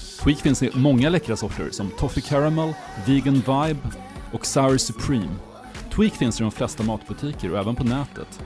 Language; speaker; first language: Swedish; native; Swedish